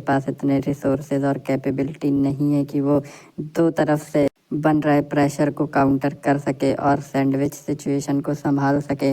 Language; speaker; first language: Hindi; native; Hindi